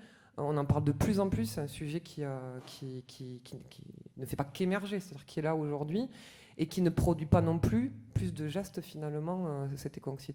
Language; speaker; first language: French; native; French